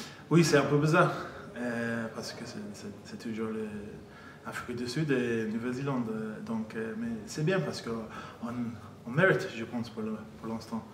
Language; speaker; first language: French; non-native, fluent; English